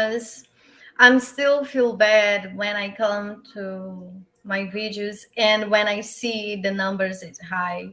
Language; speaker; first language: English; non-native, learner; Portuguese